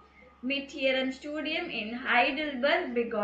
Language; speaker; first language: German; non-native, fluent; Tamil